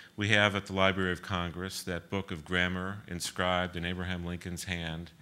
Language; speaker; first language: English; native; English